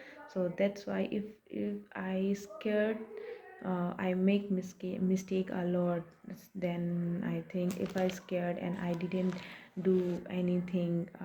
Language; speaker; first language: English; non-native, learner; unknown